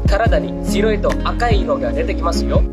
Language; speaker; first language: Japanese; non-native, learner; Indonesian